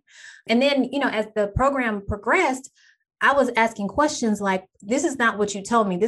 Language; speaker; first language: English; native; English